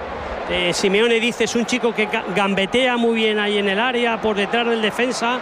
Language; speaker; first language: Spanish; native; Spanish